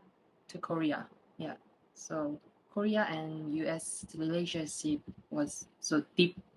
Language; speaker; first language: English; non-native, fluent; Korean